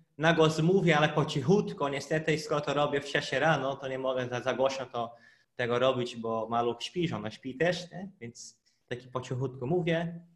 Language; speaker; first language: Polish; non-native, fluent; Portuguese